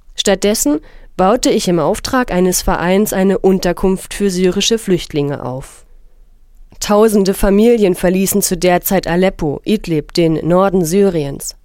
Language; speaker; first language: German; non-native, fluent; Arabic